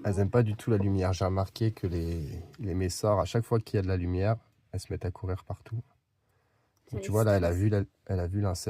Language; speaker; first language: French; native; French